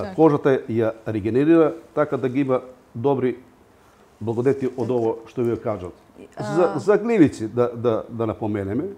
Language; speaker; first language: Macedonian; native; Macedonian